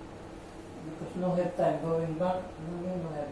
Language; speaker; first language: English; non-native, learner; Filipino